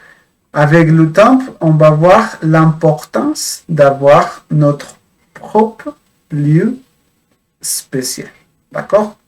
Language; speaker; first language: French; non-native, fluent; Spanish